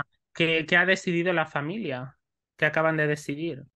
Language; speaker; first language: Spanish; native; Spanish